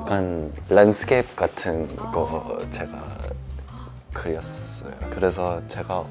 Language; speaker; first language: Korean; early bilingual, heritage; Korean